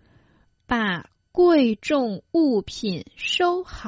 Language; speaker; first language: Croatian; non-native, fluent; Chinese